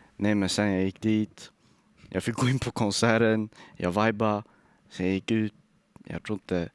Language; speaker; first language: Swedish; early bilingual, other home language; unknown